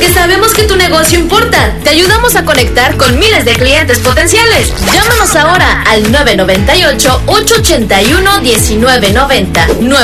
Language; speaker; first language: Spanish; native; Spanish